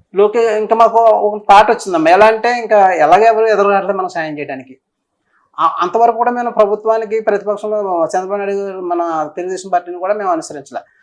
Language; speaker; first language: Telugu; native; Telugu